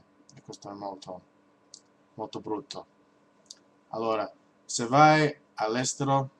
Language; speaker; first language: Italian; non-native, learner; English